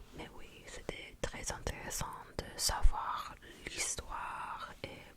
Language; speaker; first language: French; non-native, fluent; Japanese